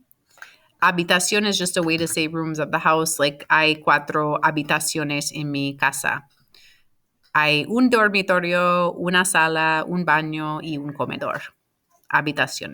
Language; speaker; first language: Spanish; non-native, fluent; English